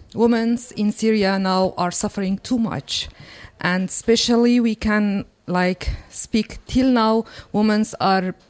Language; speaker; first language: English; non-native, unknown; Kurdish